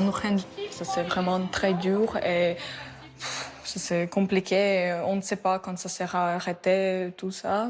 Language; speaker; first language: French; non-native, fluent; Ukrainian